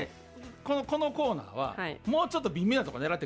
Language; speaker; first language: Japanese; native; Japanese